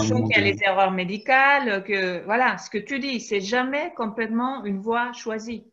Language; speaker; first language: French; native; French